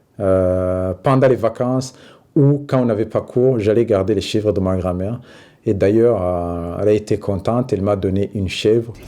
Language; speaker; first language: French; non-native, local second language; Rundi